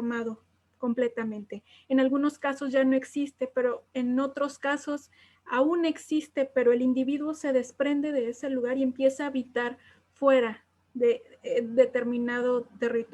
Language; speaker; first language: Spanish; native; Spanish